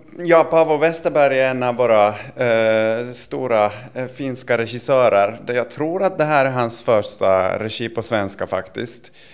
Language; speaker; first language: Swedish; native; Swedish